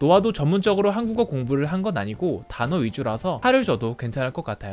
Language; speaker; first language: Korean; native; Korean